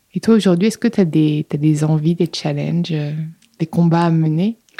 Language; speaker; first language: French; native; French